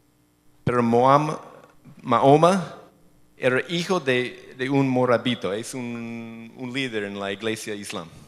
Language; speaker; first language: Spanish; non-native, fluent; English